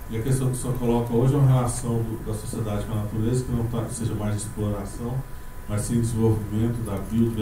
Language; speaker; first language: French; non-native, fluent; Portuguese